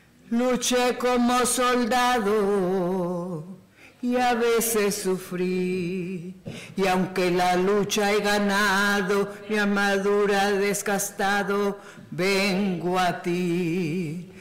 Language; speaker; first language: Spanish; native; Spanish